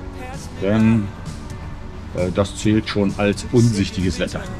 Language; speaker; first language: German; native; German